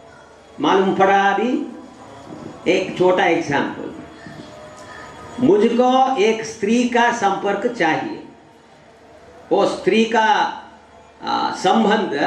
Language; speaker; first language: Hindi; non-native, learner; English